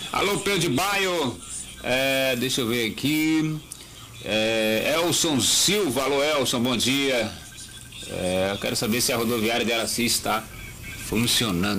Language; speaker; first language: Portuguese; native; Portuguese